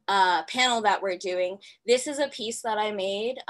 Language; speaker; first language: English; native; English